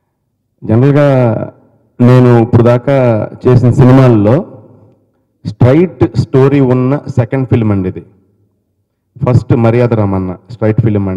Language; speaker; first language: Telugu; native; Telugu